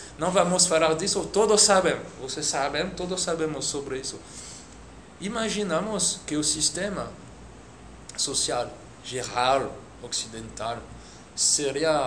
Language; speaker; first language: Portuguese; non-native, fluent; French